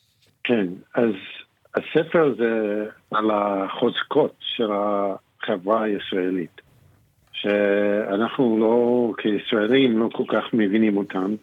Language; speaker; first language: Hebrew; non-native, fluent; English